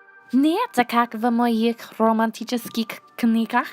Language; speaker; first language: Russian; non-native, learner; English